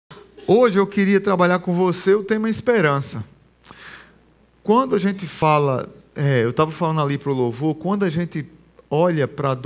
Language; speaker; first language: Portuguese; native; Portuguese